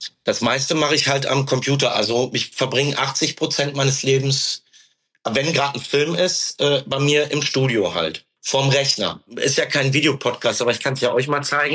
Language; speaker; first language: German; native; German